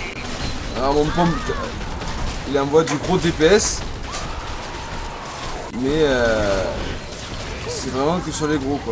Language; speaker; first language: French; native; French